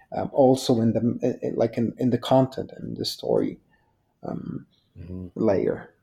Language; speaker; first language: English; non-native, fluent; Polish